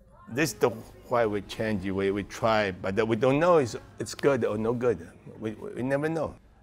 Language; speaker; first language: English; non-native, learner; Chinese